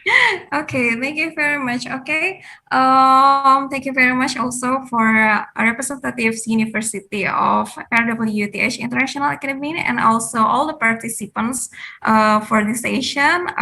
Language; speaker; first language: English; non-native, fluent; Indonesian